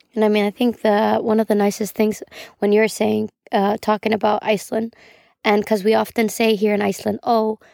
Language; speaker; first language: English; non-native, fluent; Icelandic